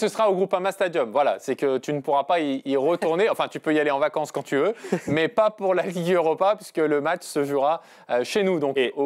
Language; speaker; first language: French; native; French